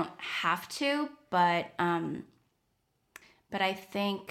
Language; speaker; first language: English; non-native, fluent; Chinese